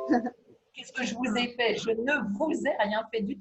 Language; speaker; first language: French; native; French